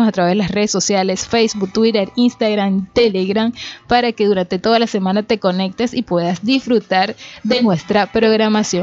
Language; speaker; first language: Spanish; native; Spanish